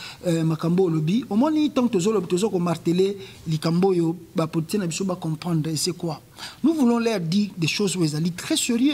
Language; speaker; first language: French; non-native, local second language; Lingala